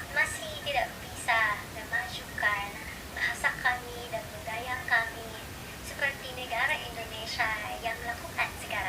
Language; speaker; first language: Indonesian; non-native, fluent; Filipino